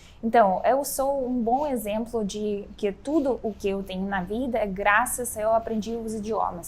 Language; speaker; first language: Portuguese; non-native, fluent; Russian